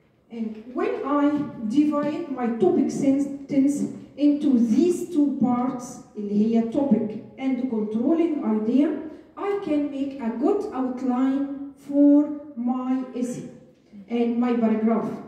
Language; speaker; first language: English; non-native, fluent; Arabic